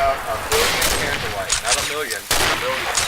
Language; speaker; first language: English; native; English